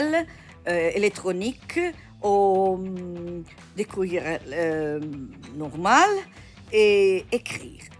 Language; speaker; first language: French; non-native, learner; Italian